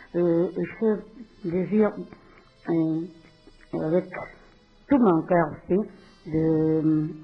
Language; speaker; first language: French; non-native, learner; Spanish